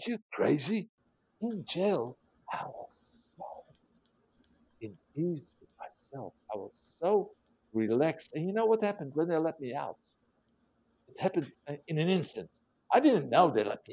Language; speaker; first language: English; non-native, fluent; Dutch